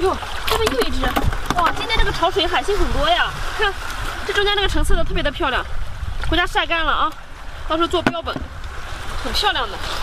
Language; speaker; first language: Chinese; native; Chinese